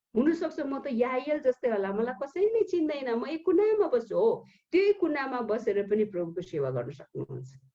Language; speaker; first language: Nepali; early bilingual, heritage; Nepali